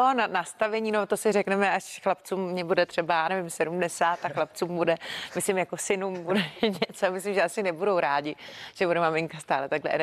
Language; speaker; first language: Czech; native; Czech